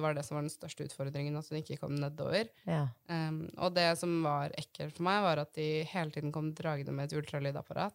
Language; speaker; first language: Norwegian; native; Norwegian